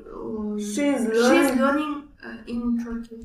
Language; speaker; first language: English; non-native, learner; Kazakh